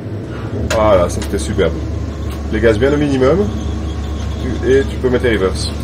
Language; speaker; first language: French; native; French